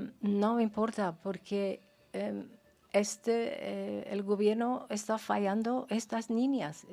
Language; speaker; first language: Spanish; non-native, fluent; Persian